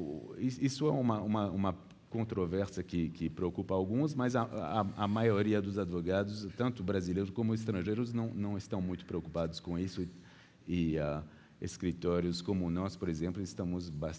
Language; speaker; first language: Portuguese; early bilingual, heritage; Portuguese